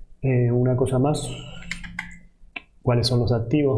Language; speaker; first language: Spanish; native; Spanish